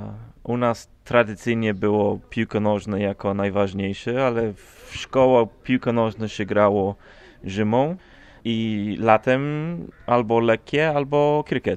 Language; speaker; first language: Polish; non-native, fluent; English